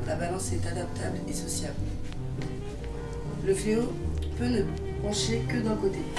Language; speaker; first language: French; native; French